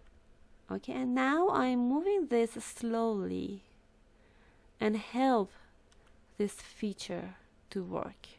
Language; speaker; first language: English; non-native, fluent; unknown